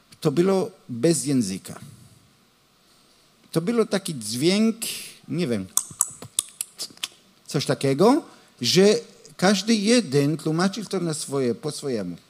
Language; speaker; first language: Polish; non-native, learner; Hebrew